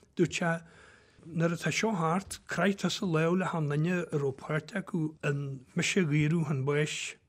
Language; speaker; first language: Irish; native; Irish